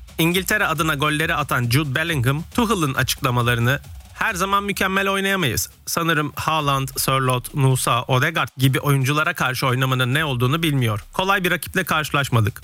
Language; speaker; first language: Turkish; early bilingual, heritage; Turkish